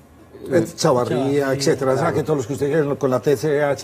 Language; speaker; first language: Spanish; native; Spanish